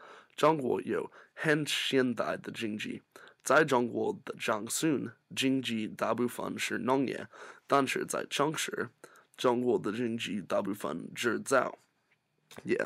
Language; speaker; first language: Chinese; non-native, learner; English